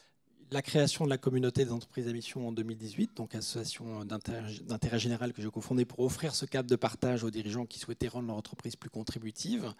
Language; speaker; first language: French; native; French